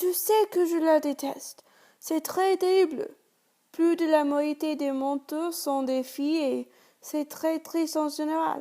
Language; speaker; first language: French; non-native, learner; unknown